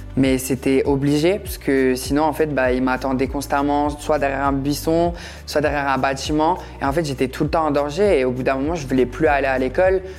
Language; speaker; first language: French; native; French